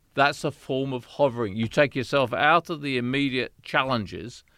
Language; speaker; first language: English; native; English